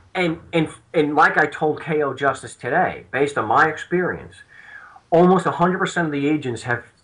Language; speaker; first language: English; native; English